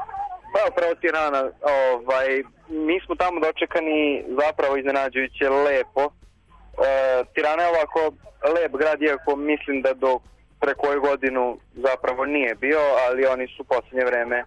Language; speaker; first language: Serbian; native; Serbian